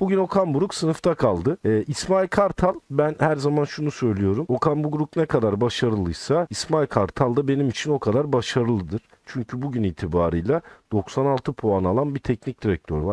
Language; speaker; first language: Turkish; native; Turkish